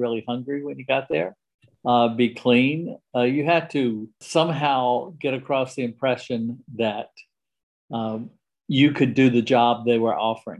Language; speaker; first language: English; native; English